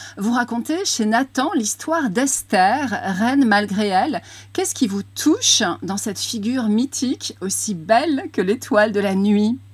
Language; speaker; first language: French; native; French